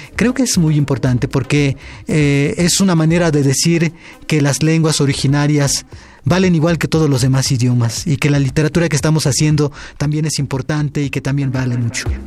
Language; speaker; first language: Spanish; non-native, local second language; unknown